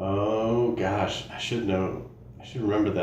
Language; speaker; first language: English; native; English